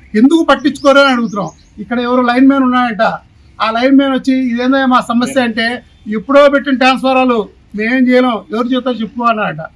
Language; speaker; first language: Telugu; native; Telugu